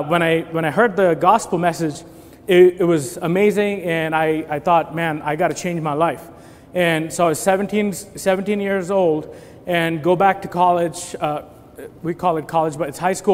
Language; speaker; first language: English; non-native, local second language; Telugu